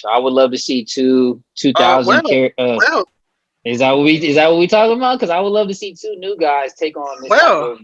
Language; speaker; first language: English; native; English